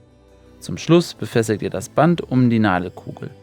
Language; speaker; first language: German; native; German